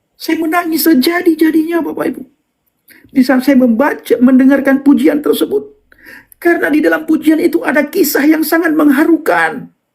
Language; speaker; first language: Indonesian; non-native, local second language; Achinese